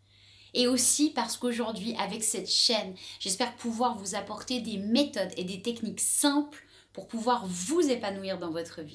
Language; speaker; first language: French; native; French